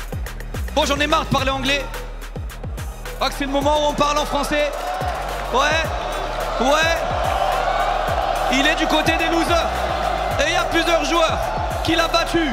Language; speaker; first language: French; native; French